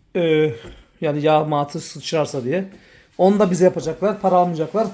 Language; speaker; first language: Turkish; early bilingual, heritage; Turkish